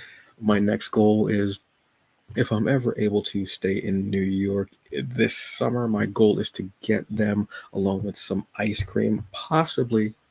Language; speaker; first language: English; native; English